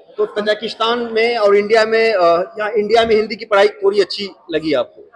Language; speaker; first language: Hindi; native; Hindi